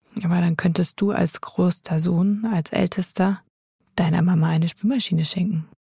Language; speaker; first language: German; native; German